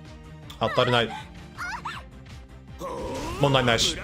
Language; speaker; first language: Japanese; non-native, learner; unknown